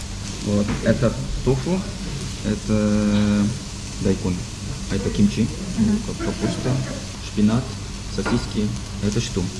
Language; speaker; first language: Russian; non-native, fluent; Korean